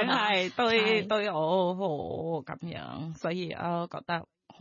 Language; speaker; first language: Cantonese; non-native, learner; Thai